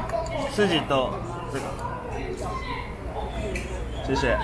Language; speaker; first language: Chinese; non-native, fluent; Japanese